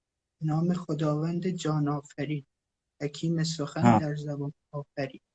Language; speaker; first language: Persian; native; Persian